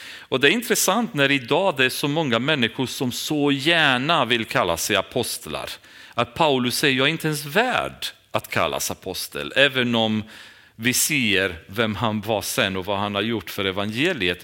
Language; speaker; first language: Swedish; non-native, fluent; Romanian